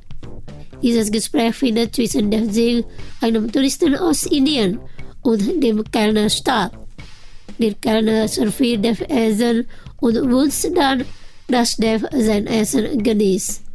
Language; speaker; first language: German; non-native, fluent; Indonesian